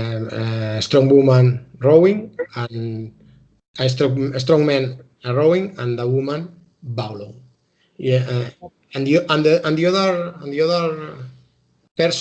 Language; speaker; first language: English; non-native, learner; Spanish